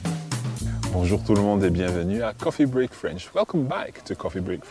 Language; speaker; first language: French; non-native, fluent; English